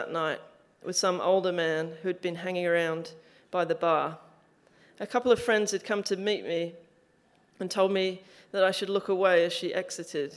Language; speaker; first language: English; native; English